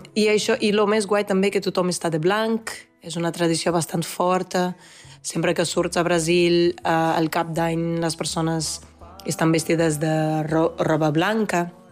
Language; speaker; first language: Catalan; non-native, fluent; Portuguese